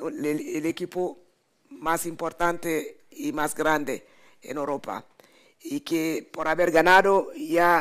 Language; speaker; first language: Spanish; non-native, fluent; French